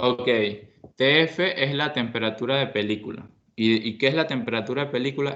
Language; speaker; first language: Spanish; native; Spanish